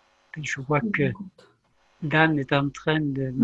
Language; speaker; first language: French; native; French